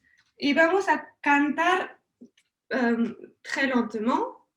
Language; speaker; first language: Spanish; non-native, learner; French